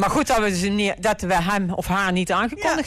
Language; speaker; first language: Dutch; native; Dutch